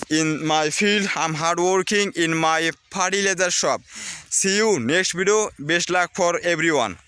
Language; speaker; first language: English; non-native, learner; Bangla